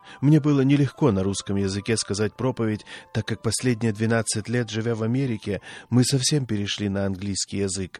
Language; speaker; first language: Russian; non-native, fluent; Swedish